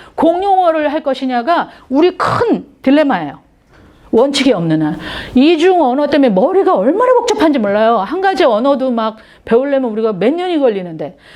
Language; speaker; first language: Korean; native; Korean